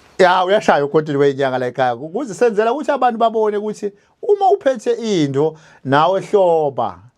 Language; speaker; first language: Zulu; native; Zulu